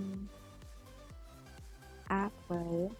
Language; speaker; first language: German; non-native, learner; Filipino